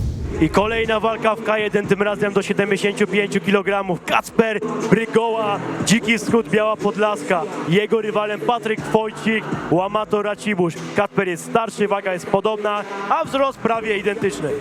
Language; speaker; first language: Polish; native; Polish